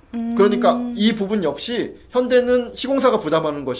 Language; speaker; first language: Korean; native; Korean